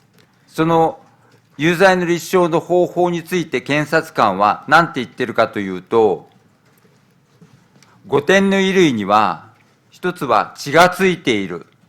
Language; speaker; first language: Japanese; native; Japanese